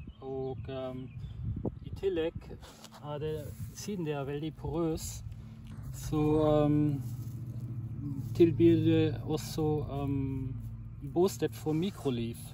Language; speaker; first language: Norwegian; non-native, fluent; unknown